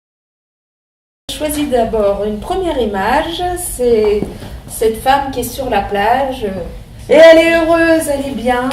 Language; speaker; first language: French; native; French